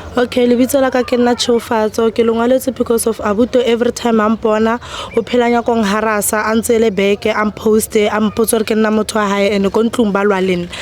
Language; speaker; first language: Zulu; native; Zulu